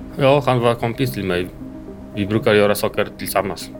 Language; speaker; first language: Swedish; non-native, learner; Polish